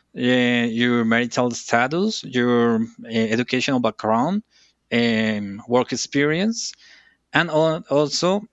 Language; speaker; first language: English; non-native, fluent; Spanish